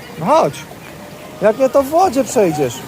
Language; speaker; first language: Polish; native; Polish